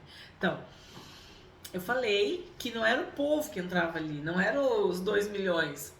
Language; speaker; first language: Portuguese; native; Portuguese